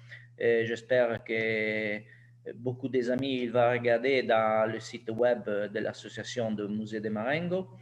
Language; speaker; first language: French; non-native, learner; Italian